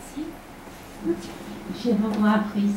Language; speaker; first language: French; non-native, fluent; Chinese